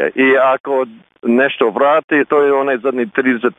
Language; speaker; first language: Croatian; early bilingual, heritage; Croatian